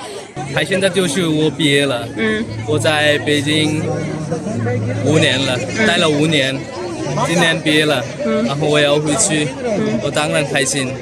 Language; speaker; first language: Chinese; non-native, learner; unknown